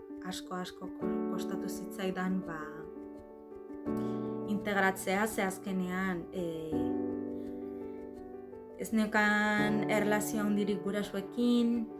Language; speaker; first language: Basque; non-native, fluent; Arabic